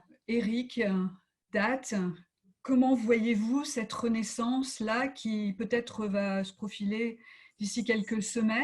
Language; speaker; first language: French; native; French